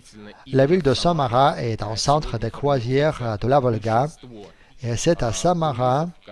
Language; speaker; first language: French; non-native, fluent; Russian